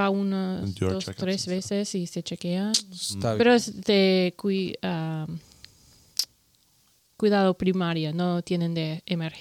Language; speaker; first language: Spanish; non-native, learner; English